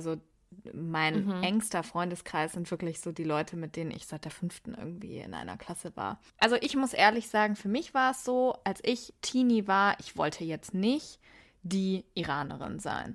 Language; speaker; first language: German; early bilingual, other home language; Persian